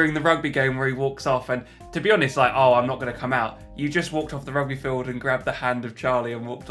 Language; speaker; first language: English; native; English